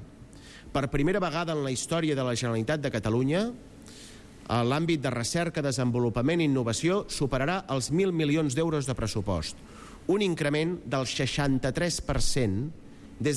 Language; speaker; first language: Catalan; native; Catalan